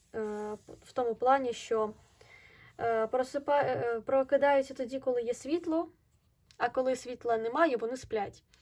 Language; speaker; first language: Ukrainian; non-native, local second language; Russian